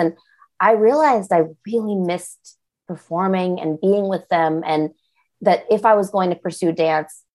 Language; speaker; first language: English; native; English